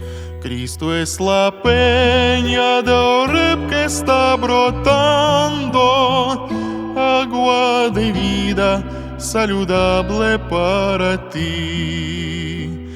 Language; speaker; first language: Spanish; non-native, learner; Russian